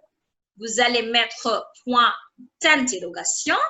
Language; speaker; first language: French; non-native, fluent; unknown